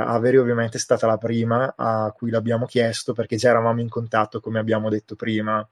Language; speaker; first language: Italian; native; Italian